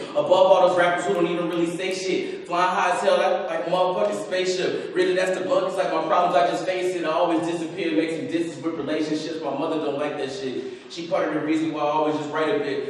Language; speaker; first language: English; native; English